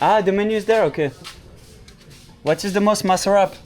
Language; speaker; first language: English; non-native, learner; French